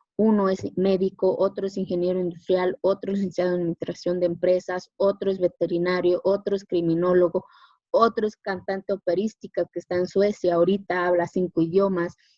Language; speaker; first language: Spanish; non-native, local second language; Zapotec